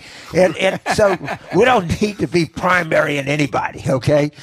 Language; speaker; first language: English; native; English